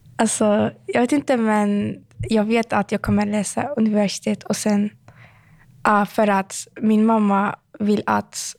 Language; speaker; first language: Swedish; non-native, learner; Turkish